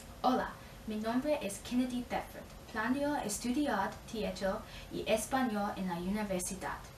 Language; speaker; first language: Spanish; non-native, learner; English